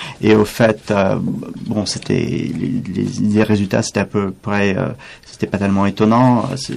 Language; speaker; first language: French; non-native, fluent; English